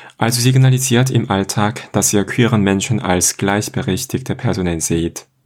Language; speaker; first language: German; non-native, fluent; Korean